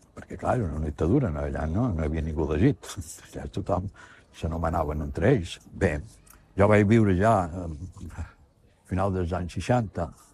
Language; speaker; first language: Catalan; native; Catalan